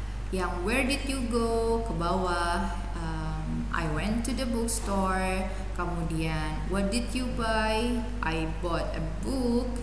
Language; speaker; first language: English; non-native, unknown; Indonesian